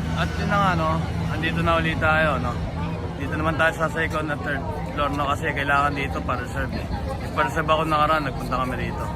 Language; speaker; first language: Filipino; native; Filipino